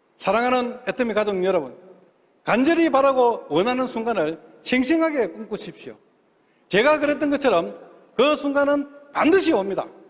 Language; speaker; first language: Korean; native; Korean